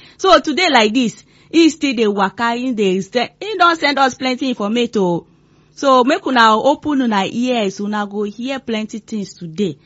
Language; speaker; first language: Nigerian Pidgin; non-native, local second language; Igbo